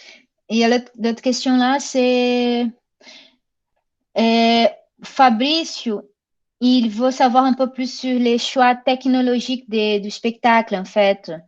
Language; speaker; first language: French; non-native, fluent; Portuguese